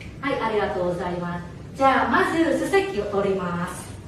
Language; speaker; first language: Japanese; non-native, fluent; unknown